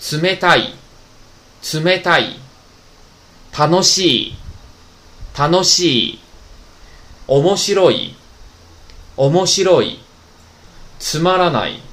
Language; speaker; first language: Japanese; non-native, fluent; Chinese